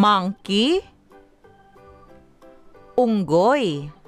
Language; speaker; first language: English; non-native, local second language; Filipino